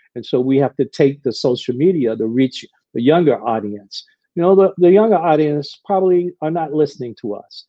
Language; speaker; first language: English; native; English